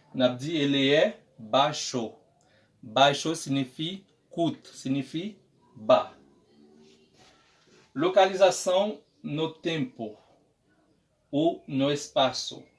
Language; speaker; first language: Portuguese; non-native, learner; Haitian Creole